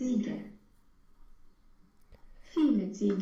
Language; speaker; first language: German; non-native, learner; Romanian